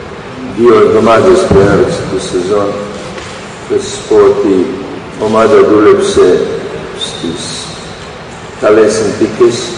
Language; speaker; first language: Greek; non-native, fluent; Serbian